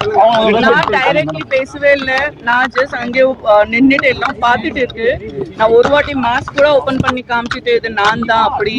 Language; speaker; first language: Tamil; non-native, fluent; Gujarati